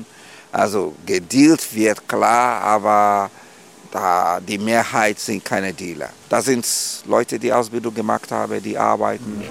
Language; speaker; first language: German; non-native, fluent; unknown